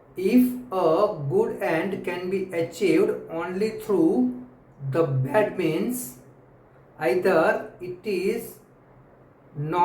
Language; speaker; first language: English; non-native, local second language; Hindi